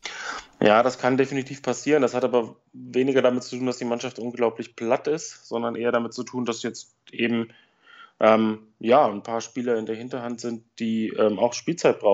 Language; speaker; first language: German; native; German